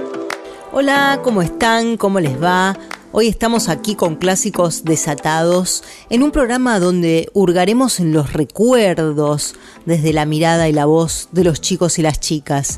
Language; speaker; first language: Spanish; native; Spanish